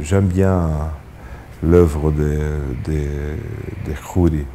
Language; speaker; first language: French; non-native, fluent; Portuguese